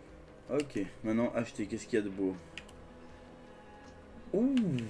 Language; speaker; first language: French; native; French